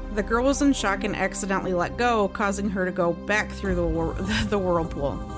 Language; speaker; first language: English; native; English